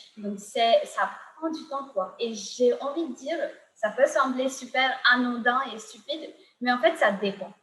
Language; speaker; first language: French; non-native, fluent; Gujarati